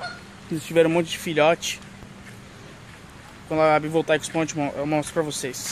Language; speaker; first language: Portuguese; native; Portuguese